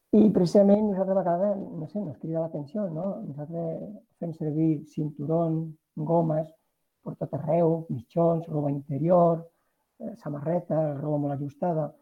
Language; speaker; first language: Catalan; non-native, local second language; Spanish